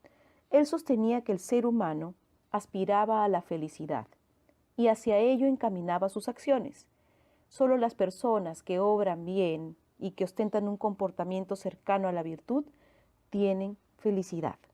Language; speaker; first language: Spanish; native; Spanish